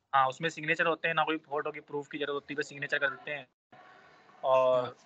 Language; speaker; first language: Hindi; native; Hindi